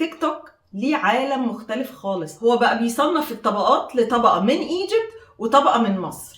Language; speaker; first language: Arabic; native; Arabic